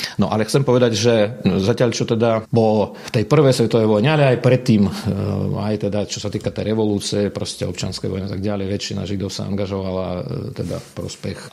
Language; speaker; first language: Slovak; non-native, fluent; Russian